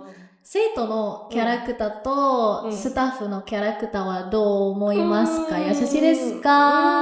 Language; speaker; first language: Japanese; non-native, learner; Indonesian